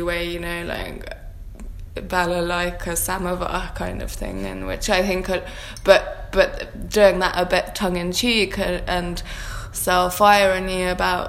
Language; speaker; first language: English; native; English